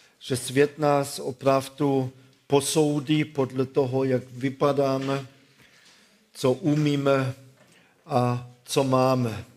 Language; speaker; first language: Czech; non-native, fluent; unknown